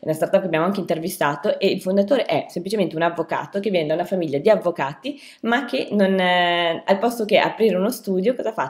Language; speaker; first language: Italian; native; Italian